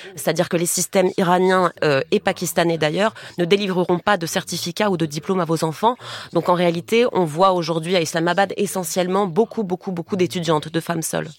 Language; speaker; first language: French; native; French